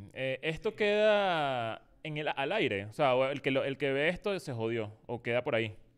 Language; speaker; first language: Spanish; native; Spanish